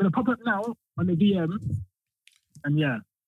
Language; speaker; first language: English; native; English